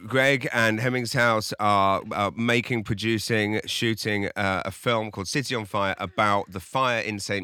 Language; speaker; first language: English; native; English